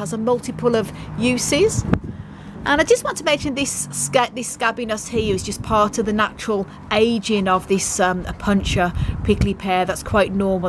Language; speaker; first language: English; native; English